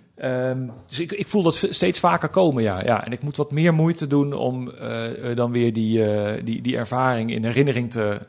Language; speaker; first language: Dutch; native; Dutch